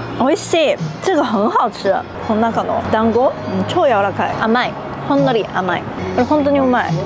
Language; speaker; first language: Japanese; non-native, fluent; Chinese